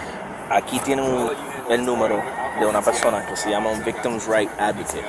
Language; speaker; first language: Spanish; early bilingual, other home language; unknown